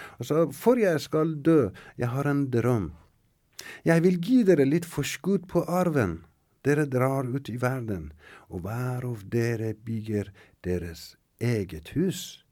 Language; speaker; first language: Norwegian; non-native, fluent; Persian